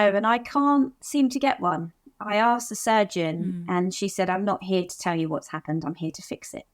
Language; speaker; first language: English; native; English